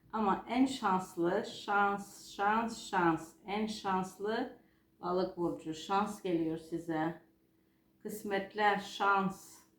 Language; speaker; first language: Turkish; non-native, fluent; Georgian